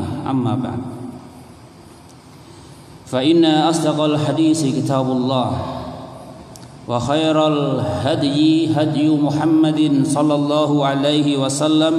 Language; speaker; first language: Arabic; non-native, fluent; Indonesian